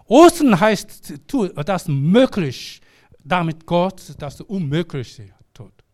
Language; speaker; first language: German; non-native, learner; Korean